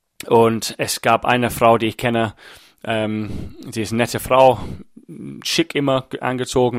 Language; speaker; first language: German; non-native, fluent; English